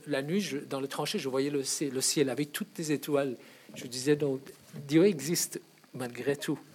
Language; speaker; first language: French; non-native, fluent; Persian